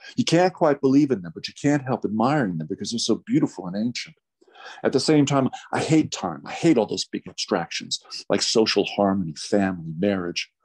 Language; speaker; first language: English; native; English